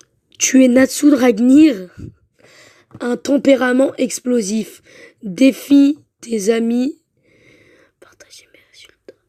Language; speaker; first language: French; native; French